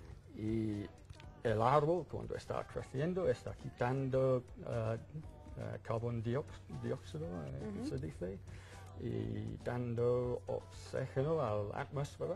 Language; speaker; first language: Spanish; non-native, fluent; English